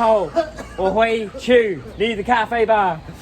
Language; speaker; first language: Chinese; non-native, learner; English